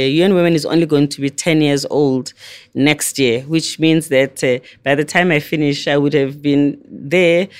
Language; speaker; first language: English; non-native, local second language; Zulu